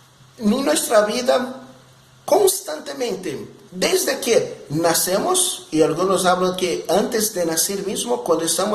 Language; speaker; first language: Spanish; non-native, fluent; Portuguese